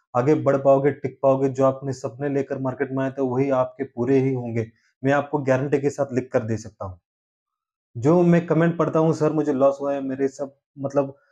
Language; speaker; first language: Hindi; non-native, local second language; Marathi